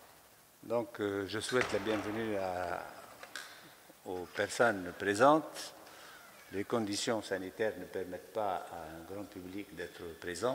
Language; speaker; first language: French; non-native, local second language; Arabic